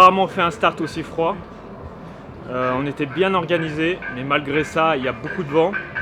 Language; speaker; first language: French; native; French